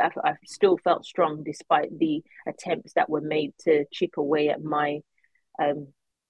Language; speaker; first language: English; native; English